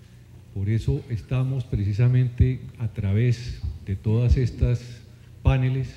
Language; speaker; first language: Spanish; native; Spanish